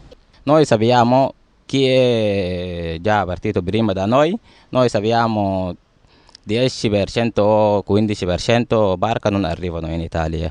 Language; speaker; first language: Italian; non-native, learner; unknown